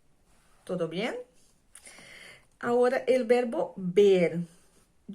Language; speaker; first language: Spanish; non-native, fluent; Portuguese